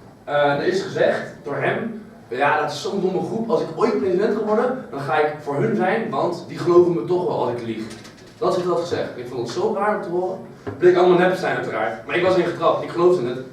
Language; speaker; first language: Dutch; native; Dutch